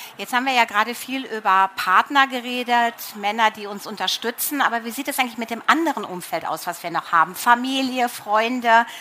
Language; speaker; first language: German; native; German